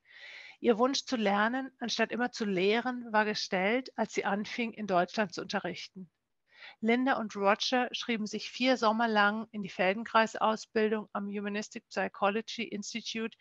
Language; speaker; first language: German; native; German